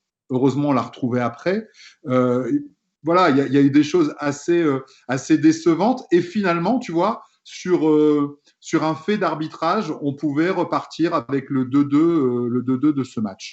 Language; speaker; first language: French; native; French